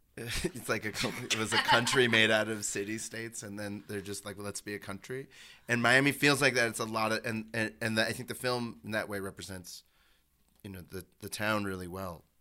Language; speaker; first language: English; native; English